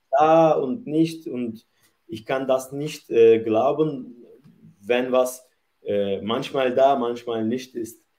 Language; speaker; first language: German; non-native, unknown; Turkish